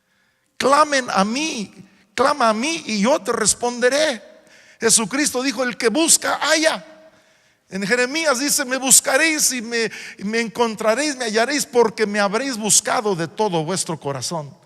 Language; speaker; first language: Spanish; non-native, local second language; English